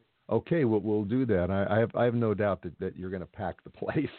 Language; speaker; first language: English; native; English